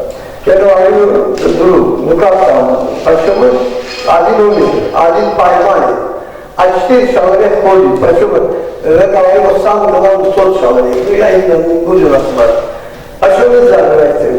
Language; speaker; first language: Russian; non-native, fluent; Azerbaijani